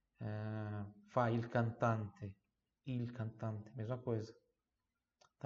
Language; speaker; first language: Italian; non-native, fluent; Portuguese